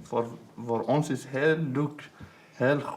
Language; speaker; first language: Dutch; non-native, learner; Persian